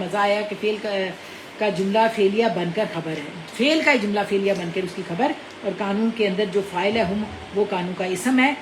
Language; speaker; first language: Urdu; non-native, local second language; Punjabi